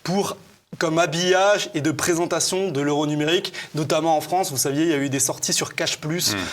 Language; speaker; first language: French; native; French